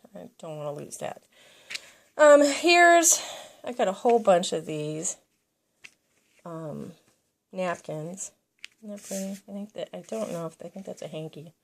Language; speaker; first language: English; native; English